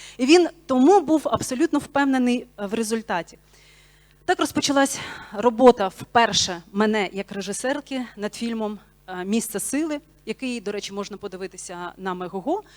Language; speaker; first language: Ukrainian; non-native, local second language; Bulgarian